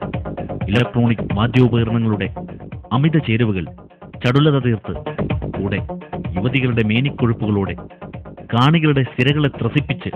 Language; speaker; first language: Malayalam; native; Malayalam